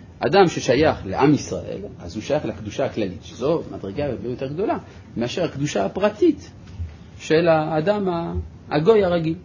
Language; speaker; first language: Hebrew; non-native, fluent; French